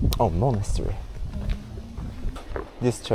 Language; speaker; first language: English; non-native, learner; Japanese